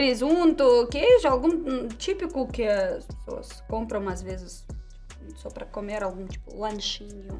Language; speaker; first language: Portuguese; non-native, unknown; Russian